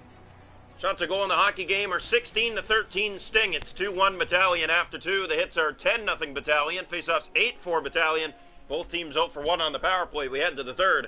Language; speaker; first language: English; native; English